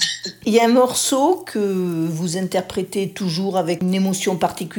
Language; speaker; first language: French; native; French